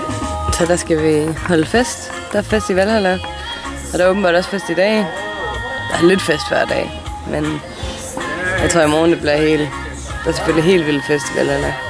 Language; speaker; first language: Danish; native; Danish